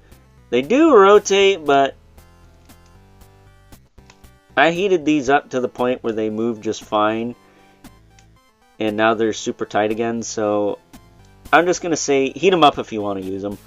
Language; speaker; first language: English; native; English